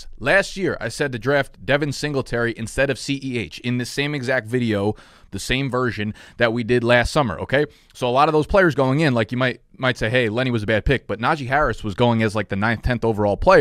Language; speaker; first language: English; native; English